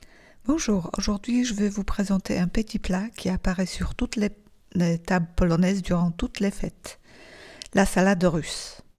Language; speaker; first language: French; non-native, fluent; Polish